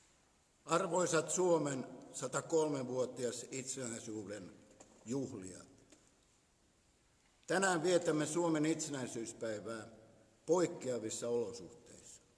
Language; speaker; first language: Finnish; native; Finnish